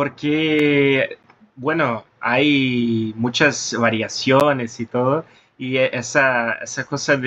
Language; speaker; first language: Spanish; non-native, fluent; Portuguese